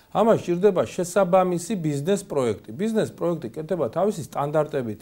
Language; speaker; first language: Georgian; native; Georgian